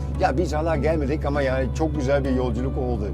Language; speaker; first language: Turkish; non-native, fluent; Dutch